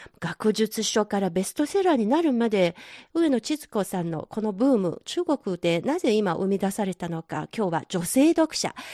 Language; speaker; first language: Japanese; non-native, fluent; Chinese